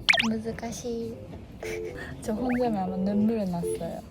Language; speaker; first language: Korean; non-native, fluent; Japanese